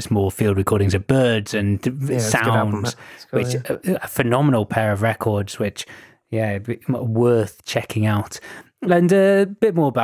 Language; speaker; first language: English; native; English